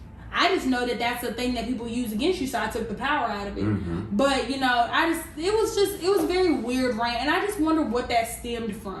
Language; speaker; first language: English; native; English